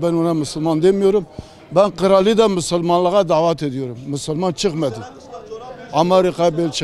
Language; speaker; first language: Turkish; non-native, local second language; Kurdish